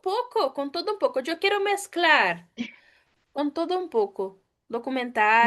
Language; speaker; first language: Spanish; non-native, fluent; Portuguese